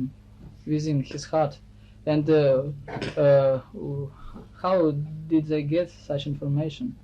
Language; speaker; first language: English; non-native, fluent; Russian